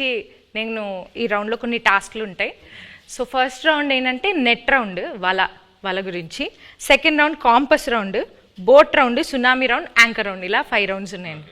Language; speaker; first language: Telugu; native; Telugu